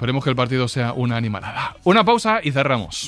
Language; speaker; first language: Spanish; native; Spanish